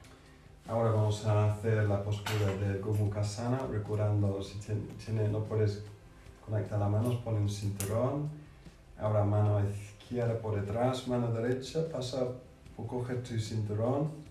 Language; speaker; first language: Spanish; non-native, fluent; English